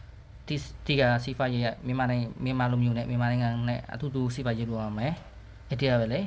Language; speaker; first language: Burmese; non-native, learner; Khmer